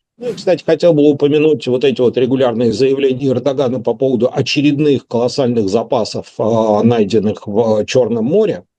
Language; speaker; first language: Russian; native; Russian